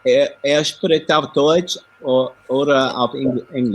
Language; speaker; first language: German; non-native, learner; English